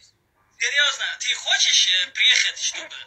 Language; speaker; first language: Russian; non-native, learner; Uzbek